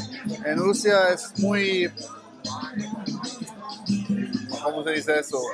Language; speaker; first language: Spanish; non-native, learner; German